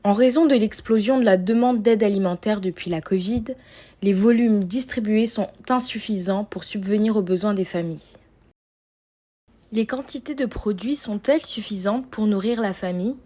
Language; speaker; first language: French; native; French